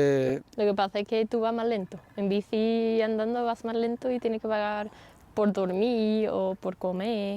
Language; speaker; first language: Spanish; non-native, fluent; English